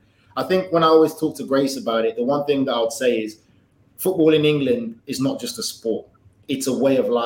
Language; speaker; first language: English; native; English